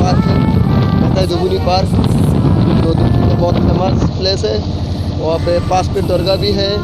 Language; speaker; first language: Hindi; non-native, local second language; Bangla